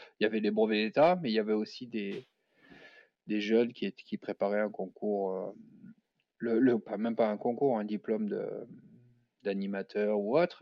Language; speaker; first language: French; native; French